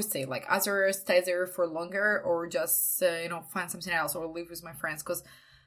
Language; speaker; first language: English; non-native, fluent; Ukrainian